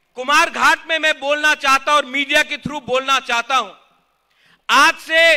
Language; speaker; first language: Hindi; non-native, local second language; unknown